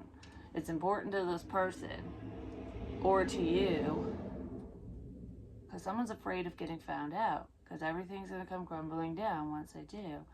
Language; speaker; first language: English; native; English